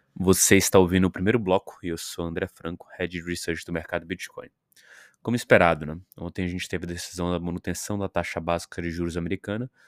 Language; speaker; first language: Portuguese; native; Portuguese